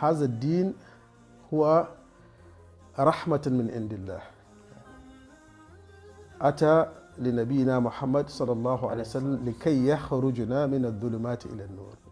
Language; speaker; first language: Arabic; non-native, fluent; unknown